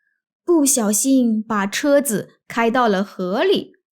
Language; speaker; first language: Chinese; native; Chinese